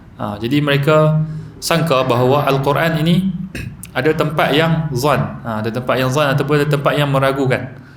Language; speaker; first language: Malay; native; Malay